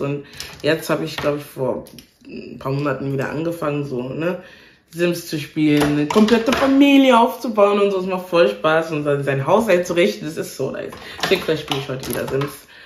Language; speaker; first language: German; native; German